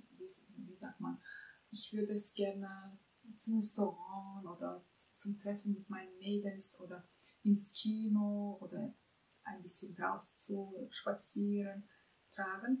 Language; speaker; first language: German; non-native, fluent; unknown